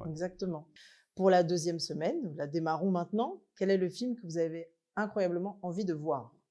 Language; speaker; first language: French; native; French